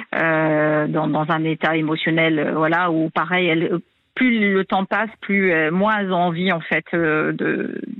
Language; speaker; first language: French; native; French